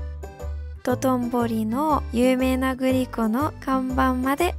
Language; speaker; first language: Japanese; non-native, fluent; English